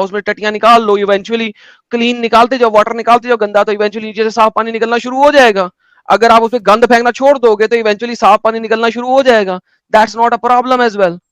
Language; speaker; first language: Hindi; native; Hindi